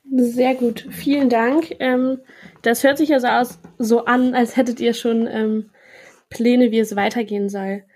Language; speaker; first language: German; native; German